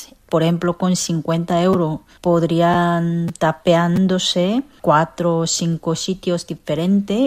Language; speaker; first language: Spanish; non-native, fluent; Korean